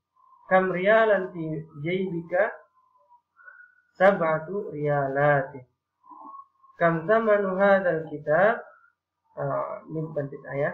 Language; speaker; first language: Arabic; non-native, fluent; Indonesian